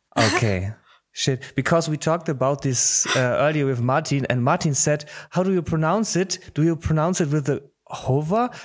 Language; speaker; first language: English; non-native, fluent; Polish